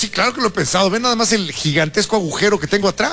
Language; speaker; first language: Spanish; native; Spanish